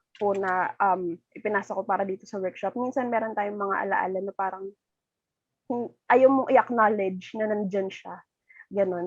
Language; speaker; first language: Filipino; native; Filipino